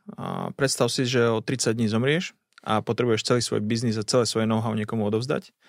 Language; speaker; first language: Slovak; native; Slovak